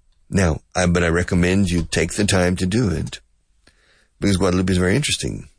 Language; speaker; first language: English; native; English